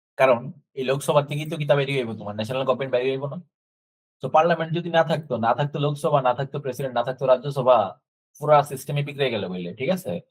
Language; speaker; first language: Bangla; native; Bangla